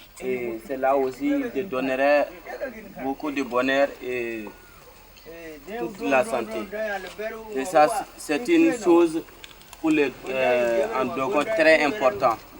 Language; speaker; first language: French; non-native, learner; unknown